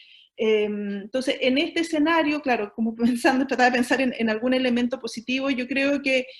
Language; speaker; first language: Spanish; native; Spanish